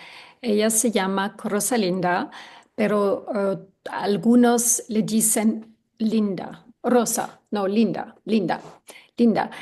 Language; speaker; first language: Spanish; non-native, learner; English